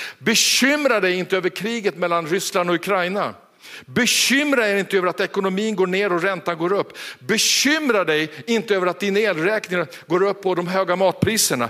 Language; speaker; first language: Swedish; native; Swedish